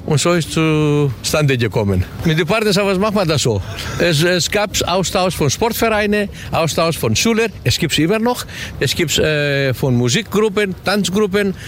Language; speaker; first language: German; non-native, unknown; Greek